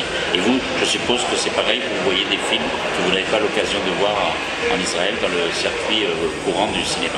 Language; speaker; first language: French; native; French